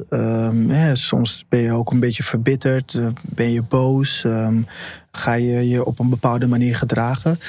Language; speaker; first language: Dutch; early bilingual, other home language; Papiamento